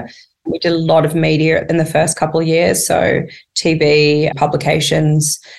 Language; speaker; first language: English; native; English